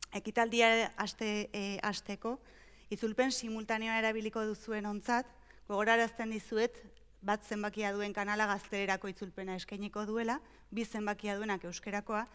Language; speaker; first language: Basque; early bilingual, heritage; Basque